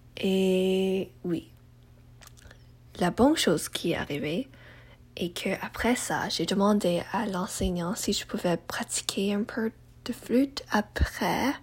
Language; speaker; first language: French; non-native, learner; English